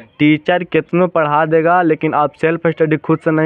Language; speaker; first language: Hindi; native; Hindi